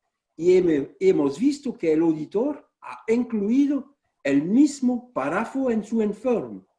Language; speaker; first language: Spanish; non-native, fluent; French